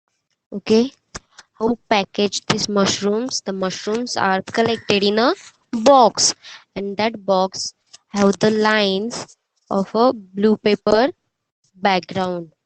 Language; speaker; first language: English; non-native, local second language; Hindi